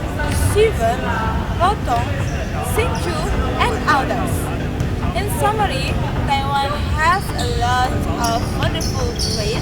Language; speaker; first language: English; non-native, learner; Indonesian